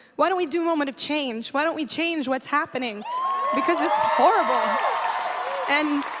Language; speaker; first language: English; native; English